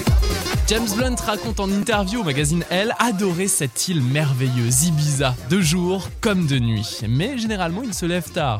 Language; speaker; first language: French; native; French